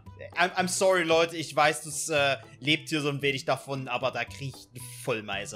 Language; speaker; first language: German; native; German